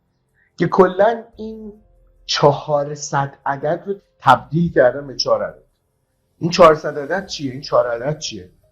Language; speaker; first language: Persian; native; Persian